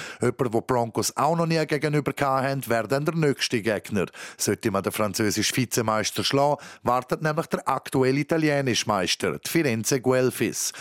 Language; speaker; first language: German; native; German